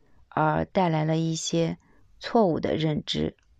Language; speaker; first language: Chinese; native; Chinese